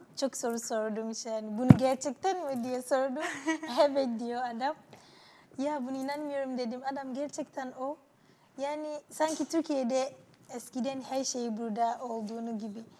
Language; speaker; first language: Turkish; non-native, learner; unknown